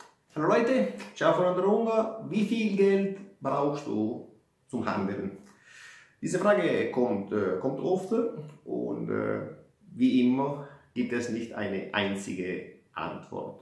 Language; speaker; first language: German; non-native, fluent; Italian